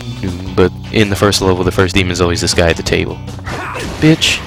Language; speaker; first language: English; native; English